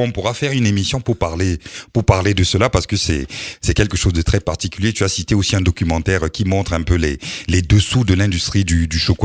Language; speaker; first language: French; native; French